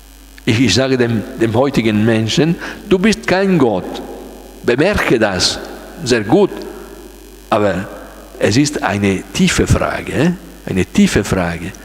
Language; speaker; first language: German; non-native, fluent; Italian